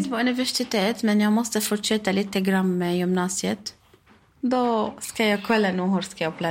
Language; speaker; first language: Swedish; non-native, learner; Arabic